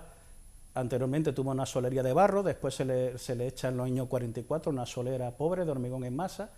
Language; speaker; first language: Spanish; native; Spanish